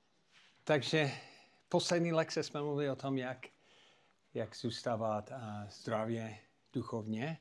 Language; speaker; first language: Czech; non-native, fluent; English